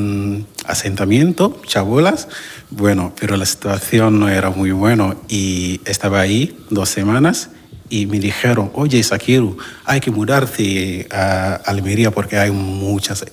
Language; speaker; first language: Spanish; non-native, learner; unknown